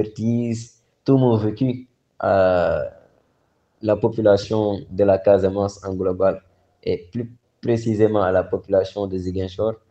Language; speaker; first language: French; non-native, local second language; Wolof